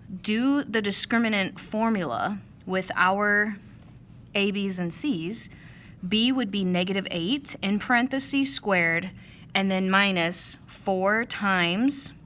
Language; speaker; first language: English; native; English